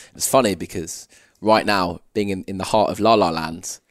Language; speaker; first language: English; native; English